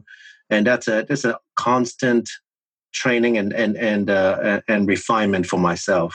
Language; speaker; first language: English; non-native, local second language; Cantonese